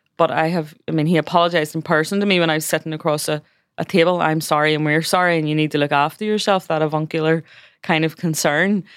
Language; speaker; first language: English; native; English